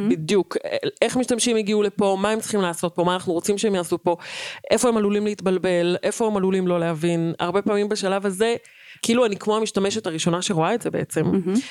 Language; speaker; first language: Hebrew; native; Hebrew